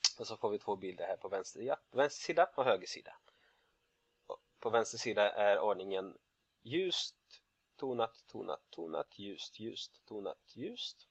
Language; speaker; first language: Swedish; non-native, fluent; Russian